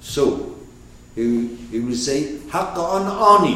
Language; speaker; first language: English; non-native, fluent; Persian